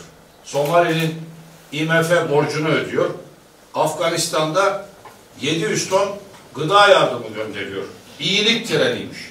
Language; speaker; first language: Turkish; native; Turkish